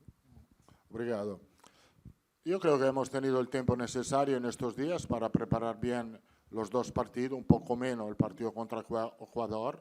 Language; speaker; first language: Spanish; non-native, fluent; Italian